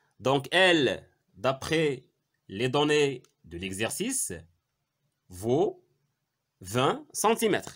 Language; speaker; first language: French; non-native, local second language; Arabic